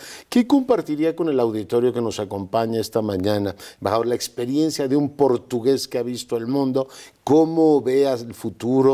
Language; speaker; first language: Spanish; native; Spanish